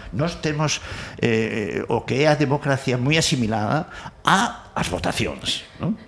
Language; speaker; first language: Galician; non-native, local second language; Spanish